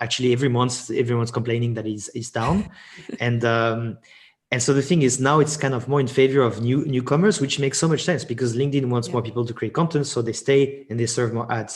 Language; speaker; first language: English; non-native, fluent; French